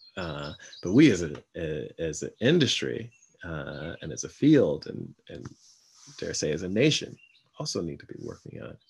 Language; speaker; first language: English; native; English